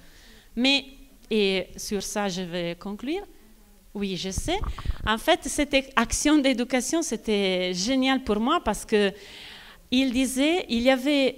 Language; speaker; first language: French; non-native, fluent; Italian